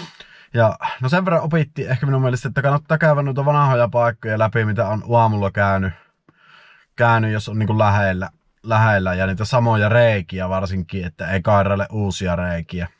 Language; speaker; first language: Finnish; native; Finnish